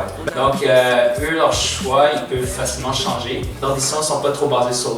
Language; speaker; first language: French; early bilingual, other home language; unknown